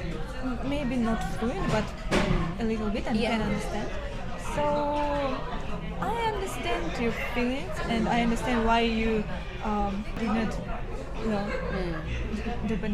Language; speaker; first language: English; non-native, fluent; Russian